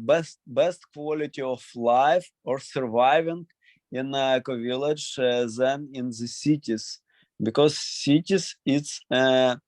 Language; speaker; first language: English; non-native, learner; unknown